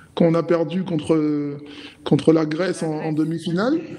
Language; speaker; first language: French; native; French